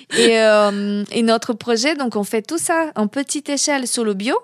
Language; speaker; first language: French; non-native, fluent; Portuguese